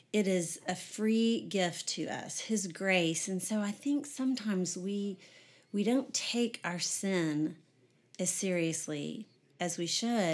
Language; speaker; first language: English; native; English